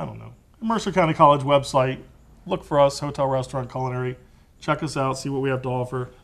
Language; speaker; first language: English; native; English